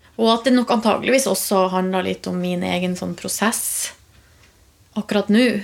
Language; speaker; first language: Norwegian; native; Norwegian